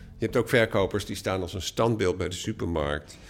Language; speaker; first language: Dutch; native; Dutch